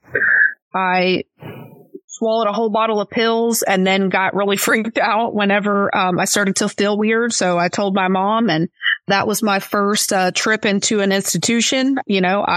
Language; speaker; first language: English; native; English